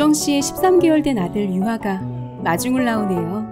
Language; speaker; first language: Korean; native; Korean